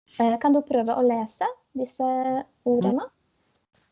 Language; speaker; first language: Norwegian; non-native, fluent; Polish